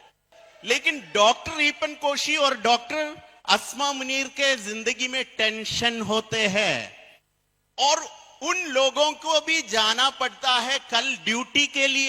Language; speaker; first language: Hindi; non-native, fluent; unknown